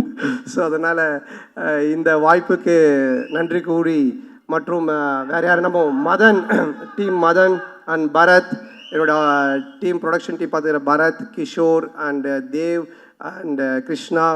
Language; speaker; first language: Tamil; native; Tamil